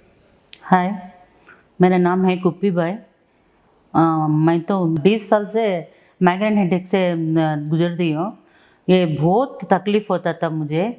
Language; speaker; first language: Hindi; non-native, local second language; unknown